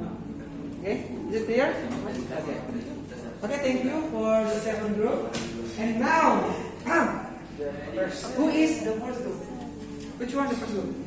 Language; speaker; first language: English; non-native, local second language; Indonesian